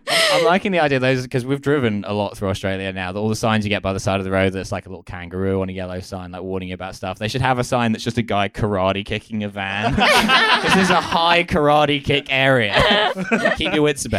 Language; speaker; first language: English; native; English